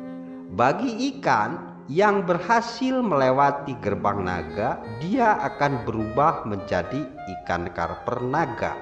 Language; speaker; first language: Indonesian; native; Indonesian